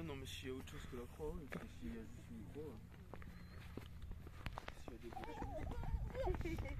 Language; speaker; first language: French; native; French